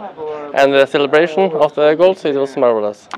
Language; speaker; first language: English; non-native, fluent; Norwegian